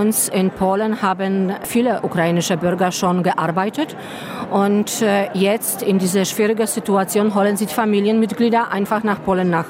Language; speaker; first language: German; non-native, fluent; Polish